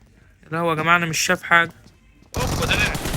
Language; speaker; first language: Arabic; native; Arabic